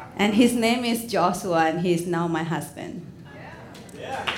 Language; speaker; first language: English; non-native, fluent; Indonesian